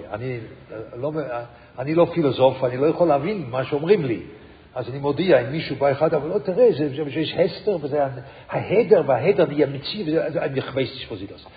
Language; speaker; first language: Hebrew; non-native, fluent; English